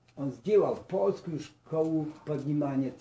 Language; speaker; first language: Russian; non-native, learner; Polish